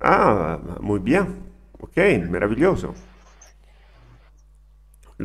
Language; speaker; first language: Spanish; non-native, learner; Italian